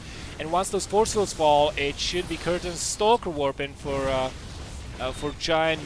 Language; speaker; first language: English; non-native, fluent; Dutch